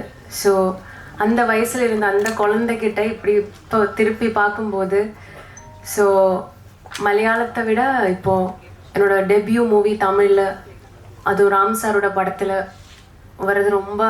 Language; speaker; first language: Tamil; non-native, fluent; Malayalam